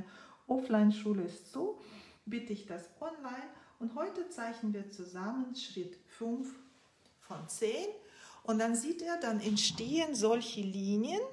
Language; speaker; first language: German; non-native, fluent; Russian